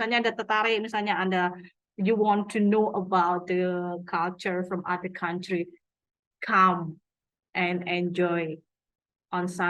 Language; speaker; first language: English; non-native, fluent; Indonesian